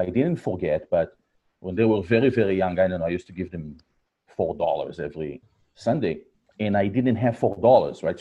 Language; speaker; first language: English; non-native, fluent; Hebrew